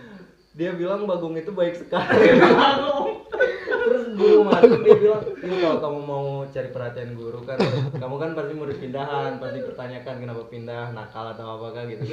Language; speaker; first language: Malay; native; Malay